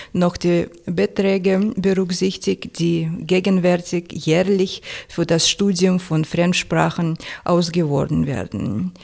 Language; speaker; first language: German; non-native, fluent; Russian